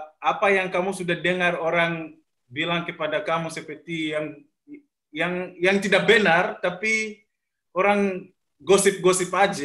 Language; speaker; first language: Indonesian; non-native, fluent; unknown